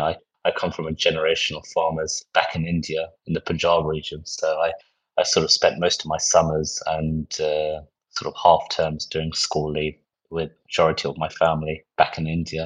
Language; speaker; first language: English; native; English